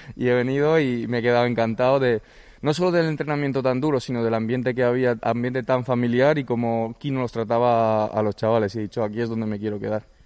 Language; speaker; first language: Spanish; early bilingual, other home language; Georgian